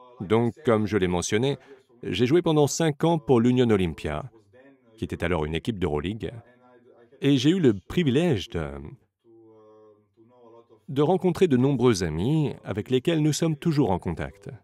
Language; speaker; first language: French; non-native, fluent; Slovenian